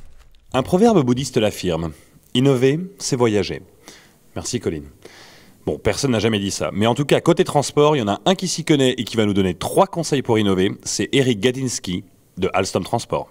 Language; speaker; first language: French; native; French